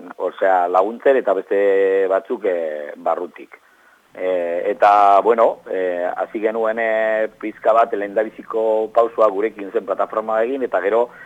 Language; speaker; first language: Basque; non-native, local second language; Spanish